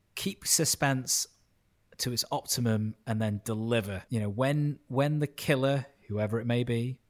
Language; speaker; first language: English; native; English